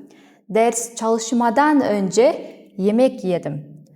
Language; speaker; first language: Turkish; non-native, learner; Kazakh